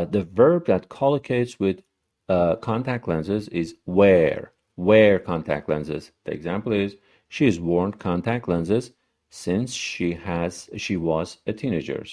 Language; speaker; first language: English; non-native, fluent; Persian